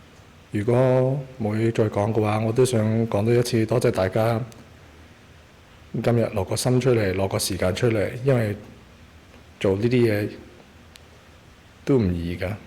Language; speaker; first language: Cantonese; early bilingual, heritage; Cantonese